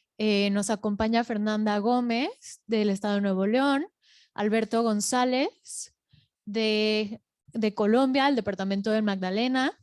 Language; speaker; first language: Spanish; native; Spanish